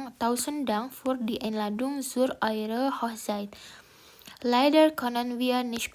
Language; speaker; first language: German; non-native, learner; Indonesian